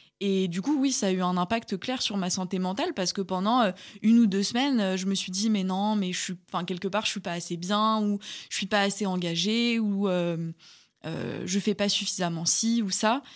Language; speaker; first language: French; native; French